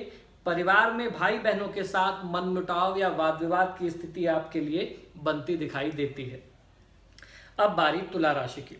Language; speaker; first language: Hindi; native; Hindi